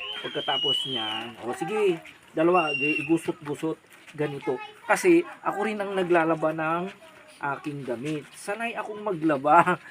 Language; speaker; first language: Filipino; non-native, local second language; Iloko